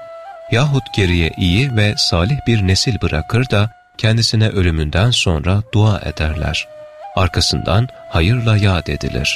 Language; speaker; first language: Turkish; native; Turkish